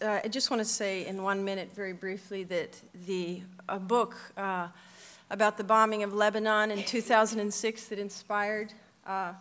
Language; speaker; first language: English; native; English